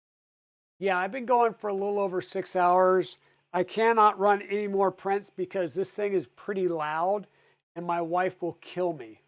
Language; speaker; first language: English; native; English